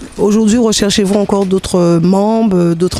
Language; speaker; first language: French; native; French